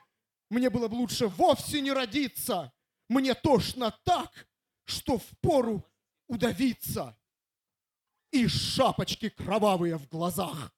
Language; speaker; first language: Russian; native; Russian